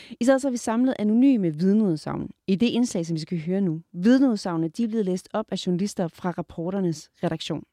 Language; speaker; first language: Danish; native; Danish